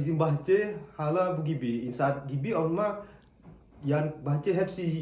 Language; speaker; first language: Turkish; non-native, learner; Indonesian